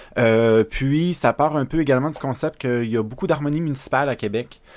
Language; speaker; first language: French; native; French